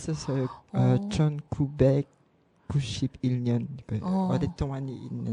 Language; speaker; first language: Korean; non-native, learner; French